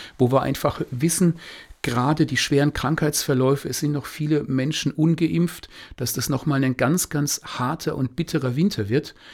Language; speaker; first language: German; native; German